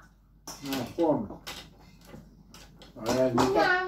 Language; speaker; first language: Portuguese; native; Portuguese